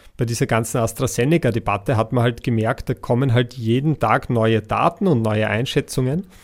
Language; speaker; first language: German; native; German